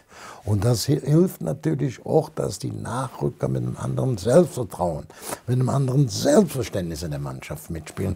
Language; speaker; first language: German; native; German